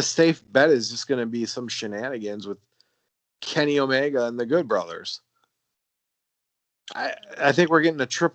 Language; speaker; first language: English; native; English